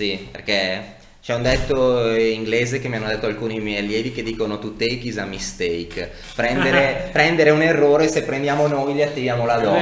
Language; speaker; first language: Italian; native; Italian